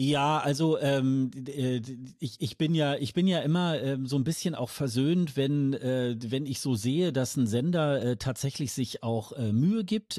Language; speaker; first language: German; native; German